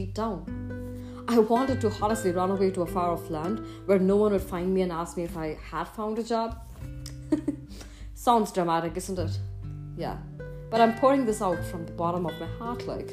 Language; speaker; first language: English; non-native, local second language; Tamil